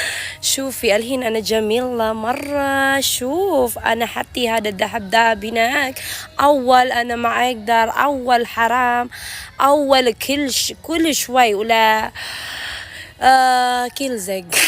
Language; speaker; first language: Arabic; non-native, learner; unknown